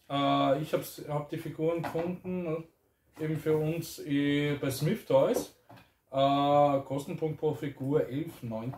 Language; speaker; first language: German; native; German